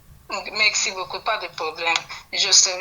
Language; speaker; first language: French; non-native, fluent; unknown